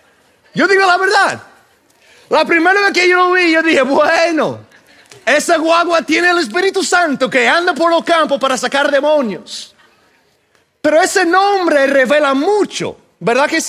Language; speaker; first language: Spanish; non-native, fluent; English